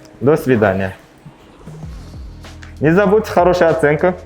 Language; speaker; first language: Russian; non-native, local second language; Uzbek